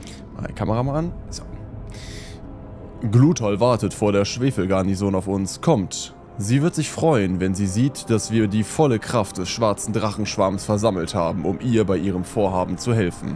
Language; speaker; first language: German; native; German